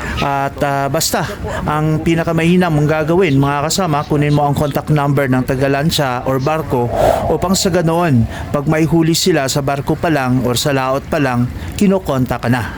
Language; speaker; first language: Filipino; non-native, local second language; Cebuano